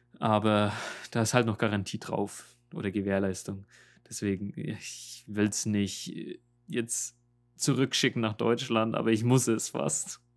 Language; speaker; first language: German; native; German